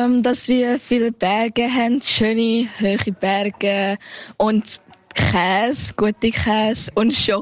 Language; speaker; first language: German; early bilingual, heritage; Thai